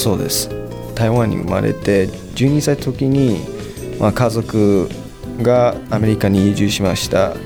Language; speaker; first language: Japanese; non-native, learner; Chinese